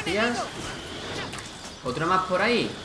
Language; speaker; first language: Spanish; native; Spanish